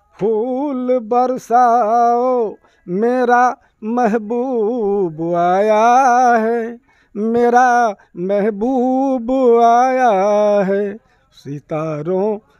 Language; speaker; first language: Hindi; native; Hindi